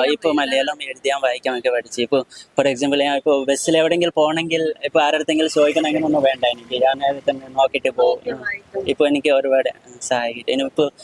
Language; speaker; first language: Malayalam; non-native, local second language; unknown